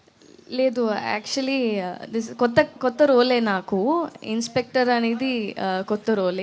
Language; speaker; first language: Telugu; non-native, learner; Tamil